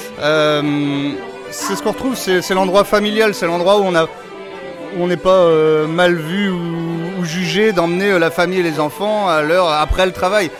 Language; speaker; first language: French; native; French